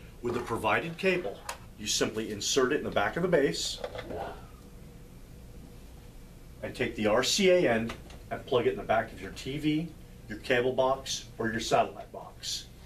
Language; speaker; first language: English; native; English